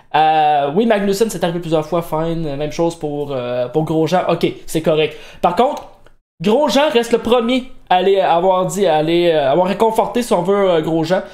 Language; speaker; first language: French; native; French